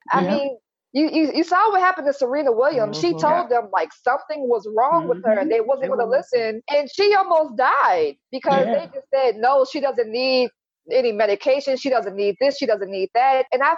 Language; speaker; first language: English; native; English